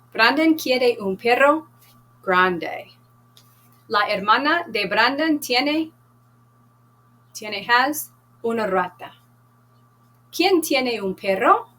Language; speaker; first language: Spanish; non-native, fluent; English